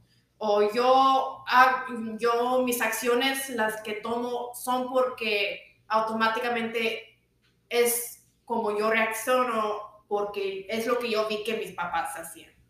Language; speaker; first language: Spanish; early bilingual, other home language; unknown